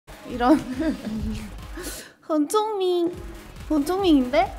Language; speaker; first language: Korean; native; Korean